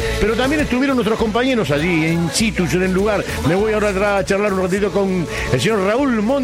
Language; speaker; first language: Spanish; native; Spanish